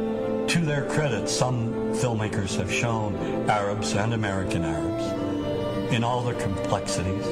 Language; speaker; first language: English; native; English